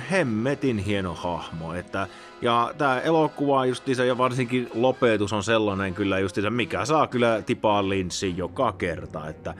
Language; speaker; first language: Finnish; native; Finnish